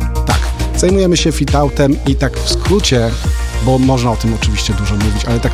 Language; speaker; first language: Polish; native; Polish